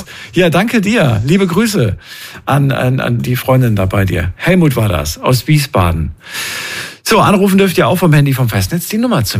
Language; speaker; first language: German; native; German